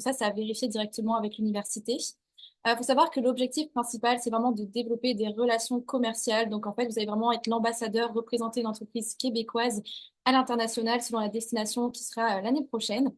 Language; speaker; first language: French; native; French